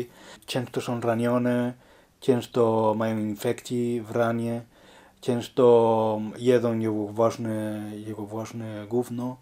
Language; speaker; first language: Polish; non-native, learner; Spanish